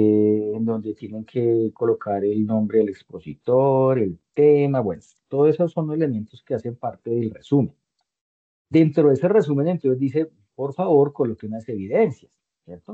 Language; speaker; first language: Spanish; native; Spanish